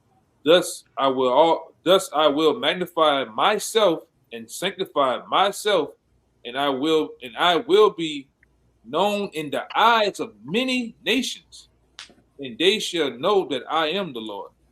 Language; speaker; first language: English; native; English